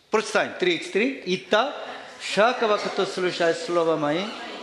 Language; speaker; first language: Russian; non-native, learner; Korean